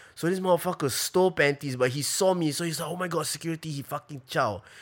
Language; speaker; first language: English; native; English